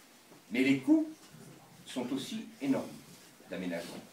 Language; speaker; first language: French; native; French